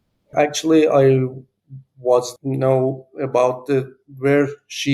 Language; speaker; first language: English; non-native, learner; Persian